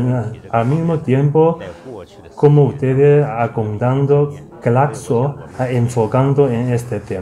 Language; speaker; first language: Spanish; non-native, fluent; Chinese